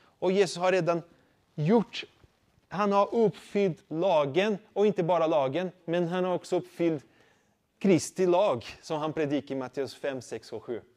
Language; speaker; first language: Swedish; non-native, fluent; Portuguese